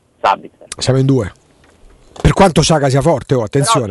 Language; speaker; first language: Italian; native; Italian